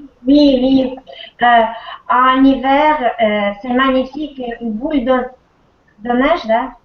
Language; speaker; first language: French; non-native, learner; Russian